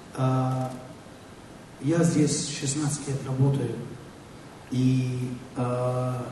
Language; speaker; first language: Russian; non-native, fluent; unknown